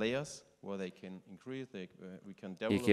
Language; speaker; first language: Spanish; non-native, learner; German